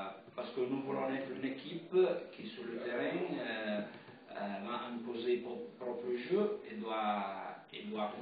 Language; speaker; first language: French; non-native, fluent; Italian